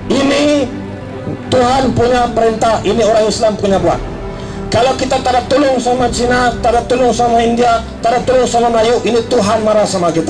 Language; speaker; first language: Malay; native; Malay